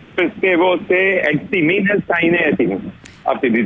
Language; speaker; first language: Greek; non-native, fluent; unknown